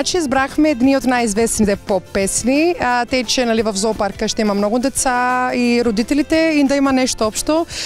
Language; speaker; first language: Bulgarian; non-native, fluent; Greek